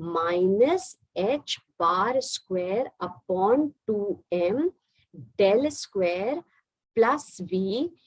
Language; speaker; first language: English; non-native, local second language; Hindi